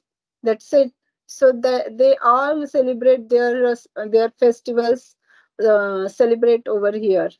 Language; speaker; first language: English; non-native, learner; Marathi